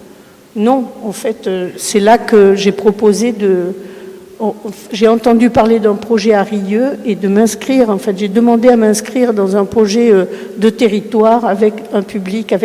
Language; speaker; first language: French; early bilingual, other home language; Spanish